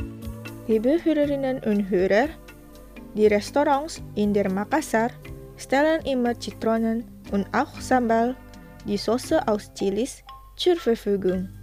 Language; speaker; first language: German; non-native, fluent; Indonesian